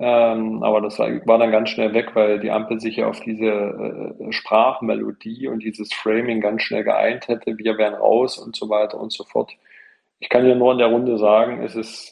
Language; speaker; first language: German; native; German